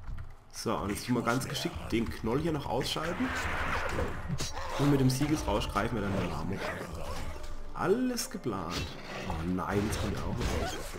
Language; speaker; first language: German; native; German